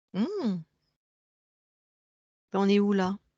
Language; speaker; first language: French; native; French